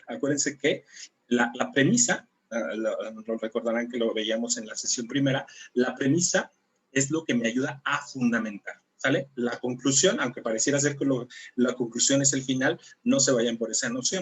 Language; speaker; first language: Spanish; native; Spanish